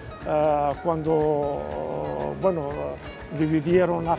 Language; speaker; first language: Spanish; non-native, fluent; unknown